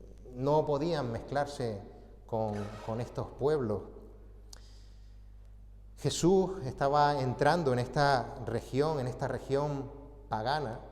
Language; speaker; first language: Spanish; native; Spanish